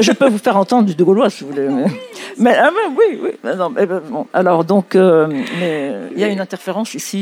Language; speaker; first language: French; non-native, local second language; Arabic